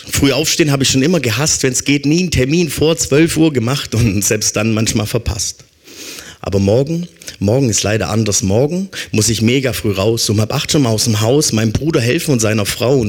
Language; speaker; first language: German; native; German